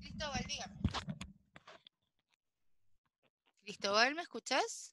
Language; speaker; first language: Spanish; native; Spanish